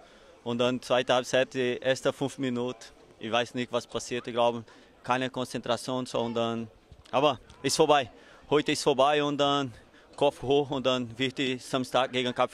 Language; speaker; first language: German; non-native, learner; Portuguese